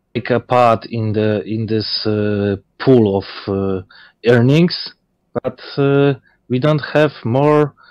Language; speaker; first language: English; non-native, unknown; Polish